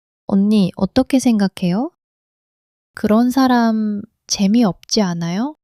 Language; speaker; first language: Korean; early bilingual, heritage; English